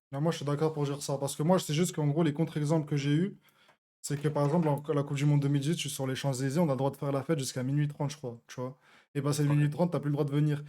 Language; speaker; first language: French; native; French